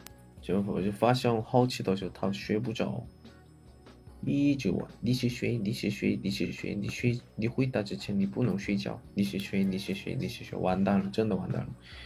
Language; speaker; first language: Chinese; non-native, learner; Korean